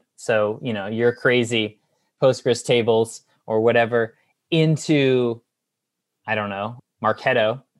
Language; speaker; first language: English; native; English